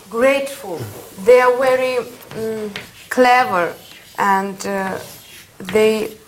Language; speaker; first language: English; non-native, learner; Russian